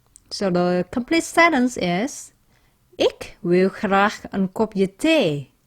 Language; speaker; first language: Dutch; non-native, fluent; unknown